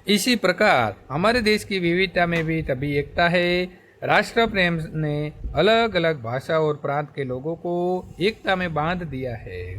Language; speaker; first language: Hindi; non-native, local second language; Gujarati